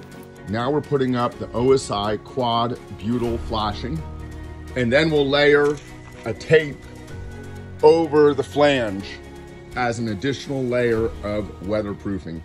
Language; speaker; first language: English; native; English